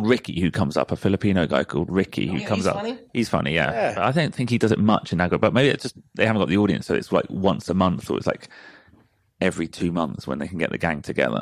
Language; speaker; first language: English; native; English